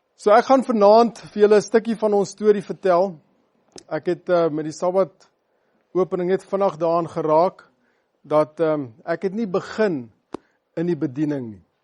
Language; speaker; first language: Afrikaans; non-native, local second language; English